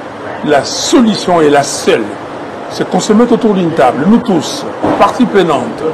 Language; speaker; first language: French; non-native, local second language; Lingala